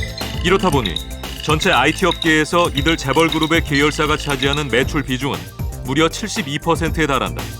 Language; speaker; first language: Korean; native; Korean